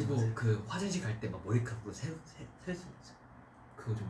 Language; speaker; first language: Korean; early bilingual, heritage; Korean